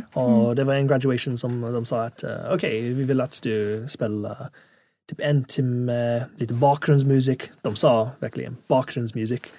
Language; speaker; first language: Swedish; non-native, fluent; English